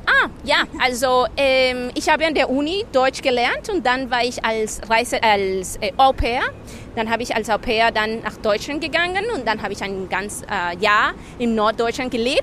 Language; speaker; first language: German; non-native, fluent; Spanish